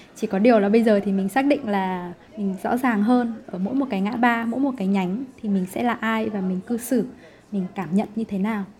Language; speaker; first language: Vietnamese; native; Vietnamese